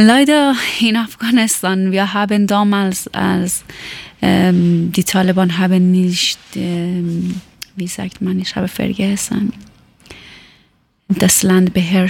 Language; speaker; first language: German; non-native, learner; Persian